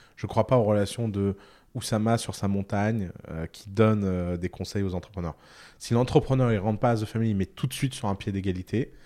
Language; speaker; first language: French; early bilingual, other home language; Arabic